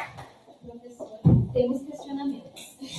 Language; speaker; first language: Portuguese; native; Portuguese